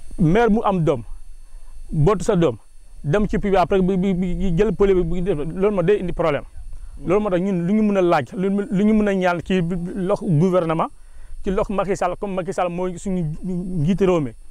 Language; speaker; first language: Wolof; non-native, local second language; Mandingo